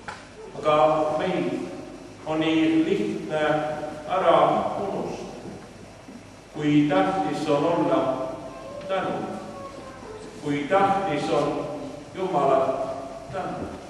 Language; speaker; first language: Estonian; non-native, learner; Swedish